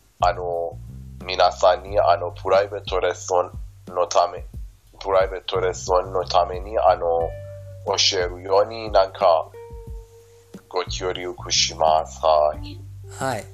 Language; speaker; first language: Japanese; non-native, fluent; Persian